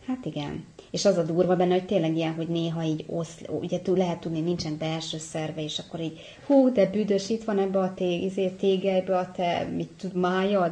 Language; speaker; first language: Hungarian; native; Hungarian